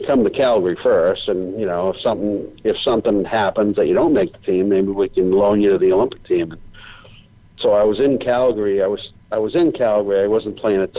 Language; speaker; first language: English; native; English